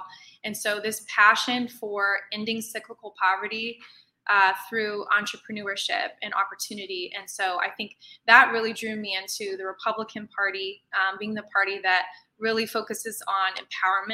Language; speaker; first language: English; native; English